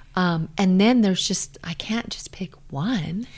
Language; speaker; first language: English; native; English